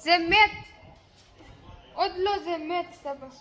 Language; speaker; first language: Hebrew; non-native, learner; Gujarati